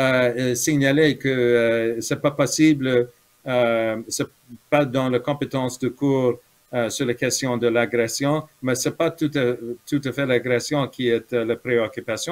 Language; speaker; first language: French; non-native, fluent; English